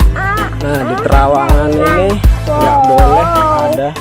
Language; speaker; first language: Indonesian; native; Indonesian